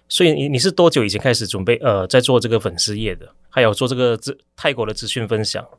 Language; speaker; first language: Chinese; native; Chinese